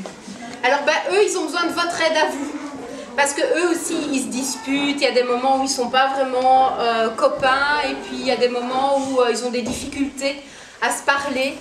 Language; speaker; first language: French; native; French